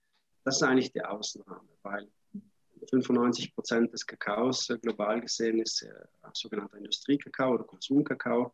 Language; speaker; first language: German; native; German